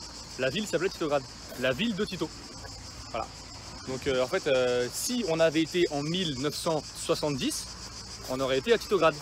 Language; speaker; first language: French; native; French